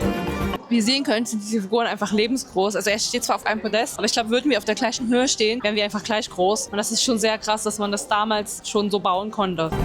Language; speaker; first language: German; native; German